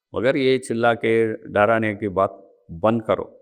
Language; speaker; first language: Hindi; non-native, local second language; Telugu